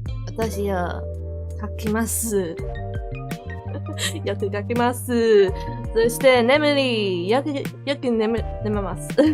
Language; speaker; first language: Japanese; non-native, learner; English